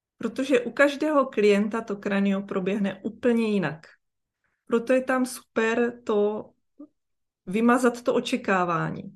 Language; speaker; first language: Czech; native; Czech